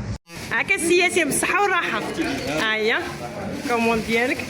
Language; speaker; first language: Arabic; native; Arabic